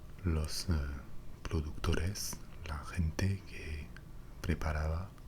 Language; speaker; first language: Spanish; non-native, fluent; French